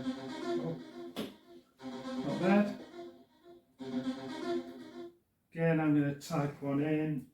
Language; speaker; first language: English; native; English